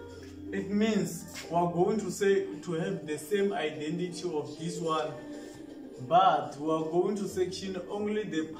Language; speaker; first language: English; non-native, local second language; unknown